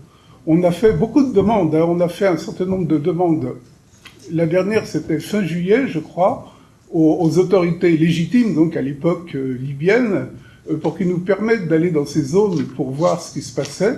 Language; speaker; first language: French; native; French